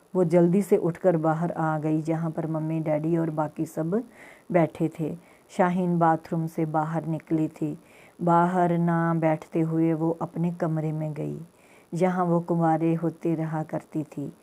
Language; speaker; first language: Hindi; non-native, local second language; Punjabi